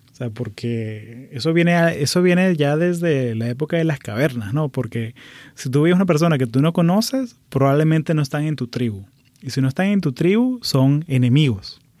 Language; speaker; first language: Spanish; native; Spanish